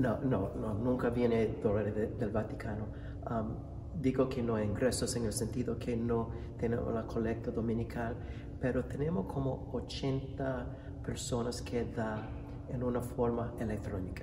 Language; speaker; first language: Spanish; non-native, fluent; English